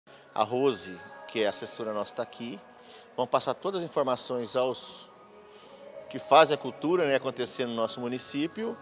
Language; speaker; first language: Portuguese; native; Portuguese